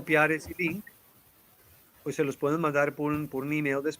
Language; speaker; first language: Spanish; native; Spanish